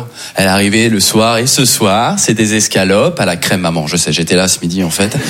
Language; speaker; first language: French; native; French